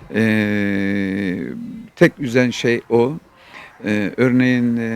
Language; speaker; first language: Turkish; native; Turkish